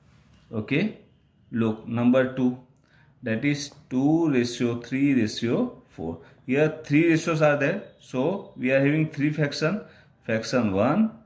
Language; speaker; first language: English; non-native, local second language; Gujarati